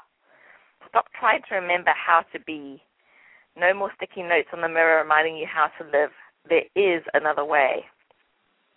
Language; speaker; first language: English; native; English